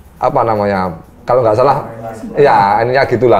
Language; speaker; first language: Indonesian; native; Indonesian